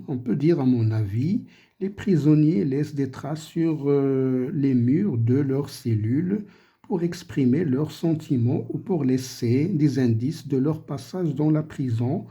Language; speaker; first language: French; non-native, local second language; Arabic